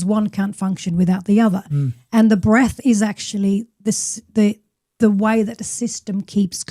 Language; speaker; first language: English; native; English